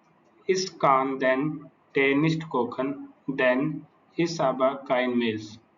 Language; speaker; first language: German; non-native, learner; Hindi